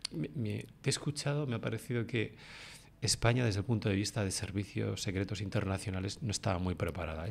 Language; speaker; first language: Spanish; native; Spanish